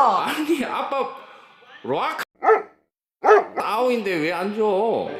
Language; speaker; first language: Korean; native; Korean